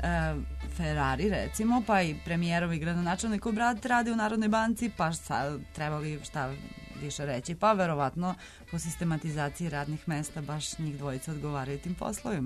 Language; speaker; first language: Serbian; native; Serbian